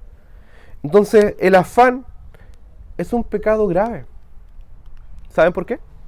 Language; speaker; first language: Spanish; native; Spanish